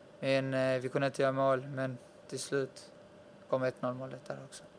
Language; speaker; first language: Swedish; early bilingual, other home language; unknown